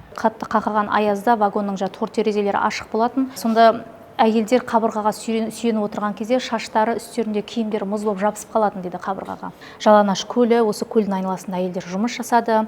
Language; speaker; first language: Kazakh; native; Kazakh